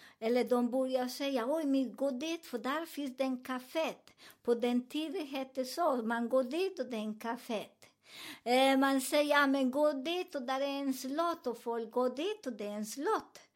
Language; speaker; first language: Swedish; non-native, learner; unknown